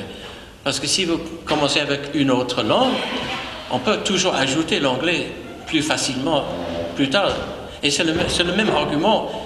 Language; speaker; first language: French; non-native, fluent; English